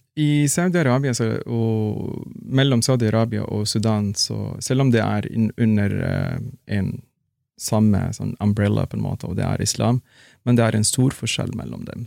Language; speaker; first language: Norwegian; non-native, fluent; Arabic